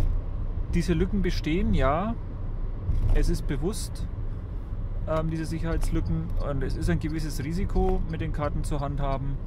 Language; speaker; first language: German; native; German